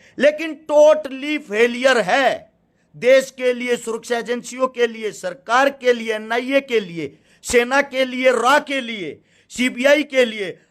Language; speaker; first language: Hindi; native; Hindi